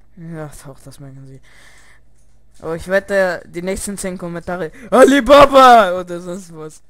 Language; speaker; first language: German; early bilingual, other home language; Russian